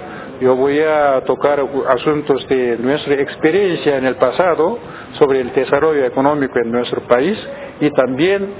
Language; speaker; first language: Spanish; non-native, learner; Korean